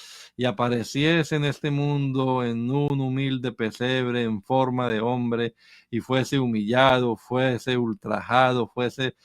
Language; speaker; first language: Spanish; native; Spanish